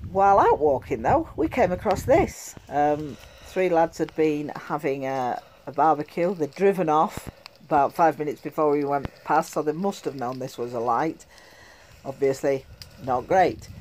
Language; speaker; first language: English; native; English